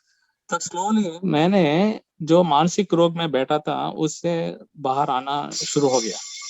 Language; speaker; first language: Hindi; non-native, local second language; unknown